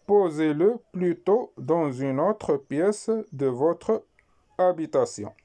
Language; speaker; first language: French; non-native, local second language; Arabic